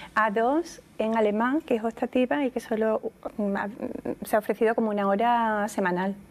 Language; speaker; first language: Spanish; native; Spanish